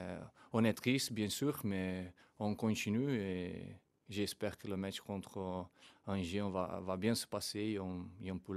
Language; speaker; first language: French; non-native, fluent; Portuguese